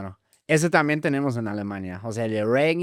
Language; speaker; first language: Spanish; non-native, fluent; German